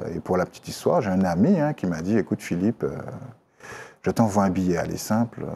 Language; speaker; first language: French; native; French